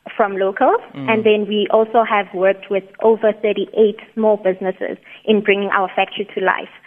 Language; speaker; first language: English; non-native, local second language; Tswana